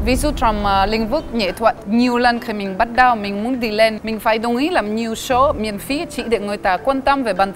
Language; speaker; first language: Vietnamese; non-native, fluent; French